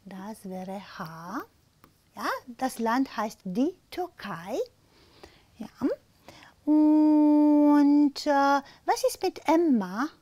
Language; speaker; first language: German; non-native, fluent; Romanian